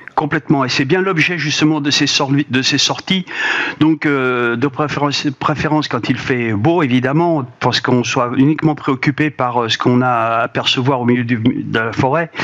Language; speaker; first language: French; native; French